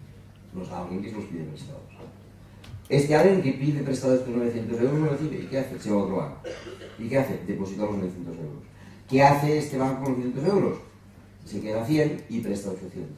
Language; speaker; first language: Spanish; non-native, local second language; Catalan